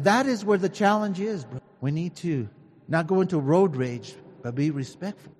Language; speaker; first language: English; early bilingual, other home language; Spanish